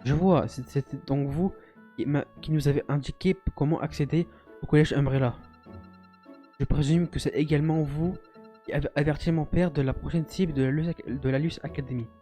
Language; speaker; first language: French; native; French